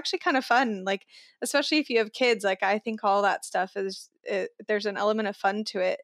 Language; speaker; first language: English; native; English